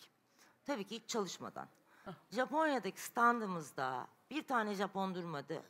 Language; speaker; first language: Turkish; native; Turkish